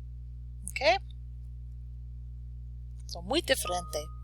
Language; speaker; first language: Spanish; non-native, learner; English